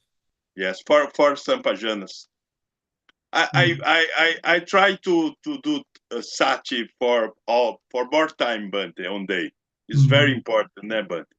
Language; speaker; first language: English; non-native, learner; Portuguese